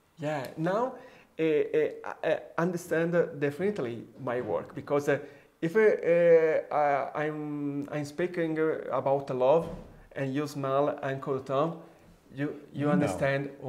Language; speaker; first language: English; non-native, fluent; Italian